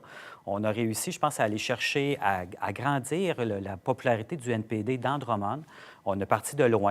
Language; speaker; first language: French; native; French